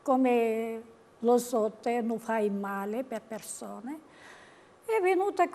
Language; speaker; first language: Italian; non-native, learner; Georgian